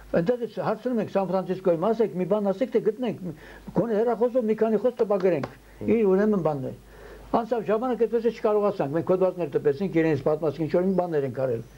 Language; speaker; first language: Armenian; early bilingual, heritage; Armenian